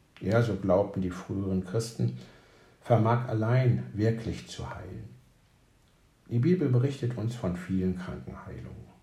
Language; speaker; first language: German; native; German